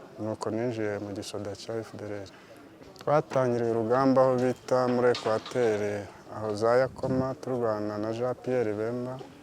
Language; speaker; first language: Kinyarwanda; native; Kinyarwanda